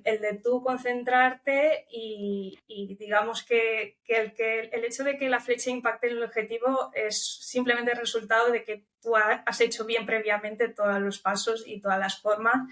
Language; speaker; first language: Spanish; early bilingual, other home language; Romanian